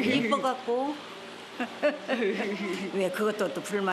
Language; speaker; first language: Korean; native; Korean